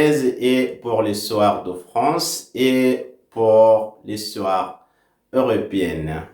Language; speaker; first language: French; non-native, fluent; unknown